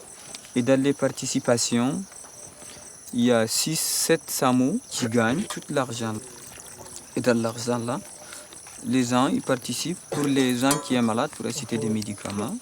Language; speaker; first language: French; non-native, local second language; Fula